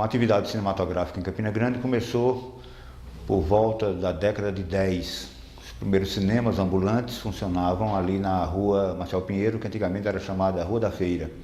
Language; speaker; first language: Portuguese; native; Portuguese